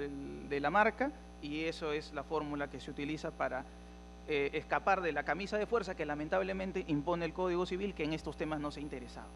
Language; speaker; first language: Spanish; native; Spanish